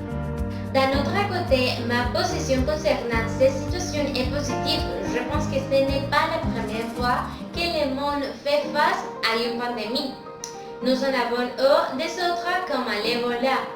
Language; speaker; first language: French; non-native, fluent; Spanish